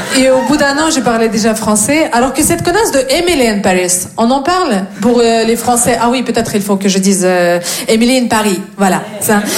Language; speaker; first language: French; non-native, fluent; Russian